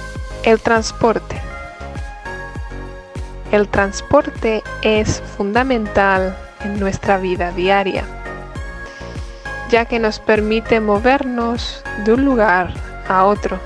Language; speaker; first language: Spanish; non-native, fluent; English